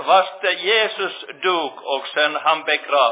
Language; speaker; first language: Swedish; non-native, local second language; Finnish